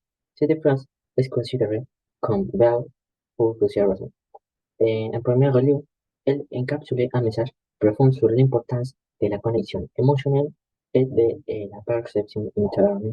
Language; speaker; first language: French; non-native, learner; Spanish